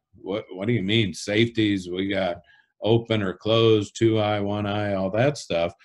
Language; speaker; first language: English; native; English